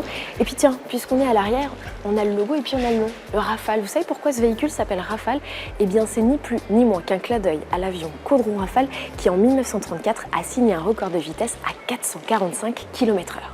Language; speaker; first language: French; native; French